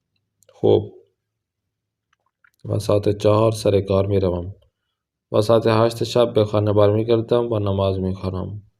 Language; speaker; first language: Persian; non-native, fluent; Urdu